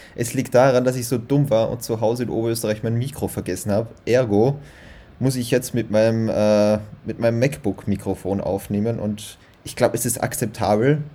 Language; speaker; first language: German; native; German